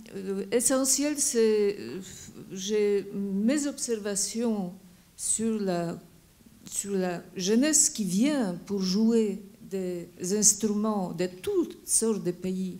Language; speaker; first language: French; non-native, fluent; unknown